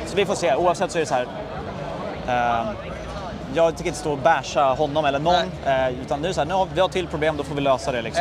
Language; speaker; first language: Swedish; native; Swedish